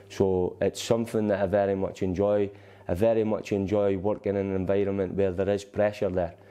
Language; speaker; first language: English; native; English